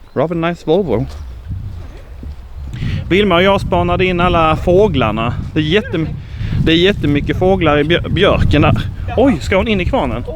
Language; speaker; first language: Swedish; native; Swedish